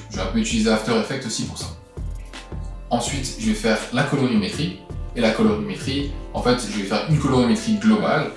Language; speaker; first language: French; native; French